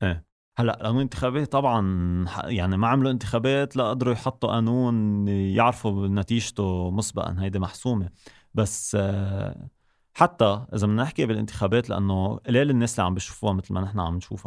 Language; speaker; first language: Arabic; native; Arabic